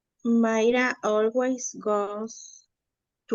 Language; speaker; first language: English; non-native, learner; Spanish